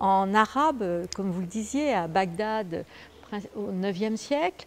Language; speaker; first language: French; native; French